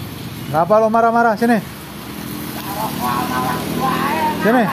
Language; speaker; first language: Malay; non-native, local second language; Sundanese